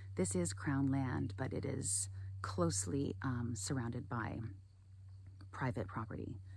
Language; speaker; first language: English; native; English